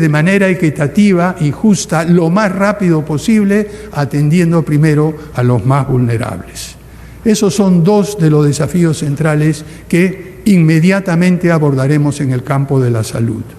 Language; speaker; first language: Spanish; native; Spanish